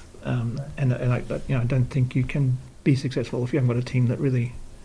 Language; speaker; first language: English; native; English